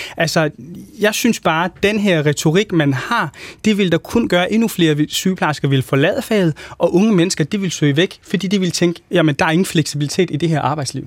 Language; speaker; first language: Danish; non-native, fluent; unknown